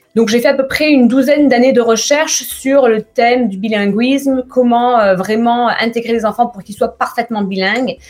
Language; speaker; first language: French; native; French